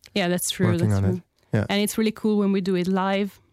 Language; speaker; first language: English; non-native, fluent; Italian